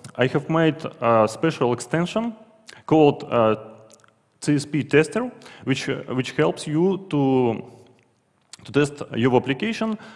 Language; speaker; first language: English; non-native, fluent; Russian